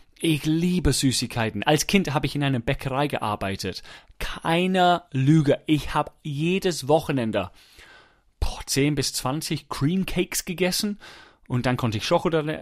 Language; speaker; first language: German; non-native, fluent; English